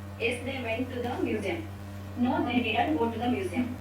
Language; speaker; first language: English; non-native, learner; Kannada